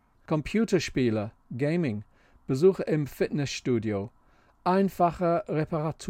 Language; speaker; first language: German; non-native, fluent; English